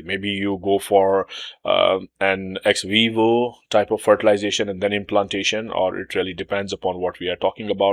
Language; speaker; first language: English; non-native, local second language; Urdu